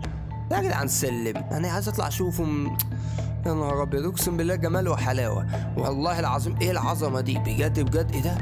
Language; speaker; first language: Arabic; native; Arabic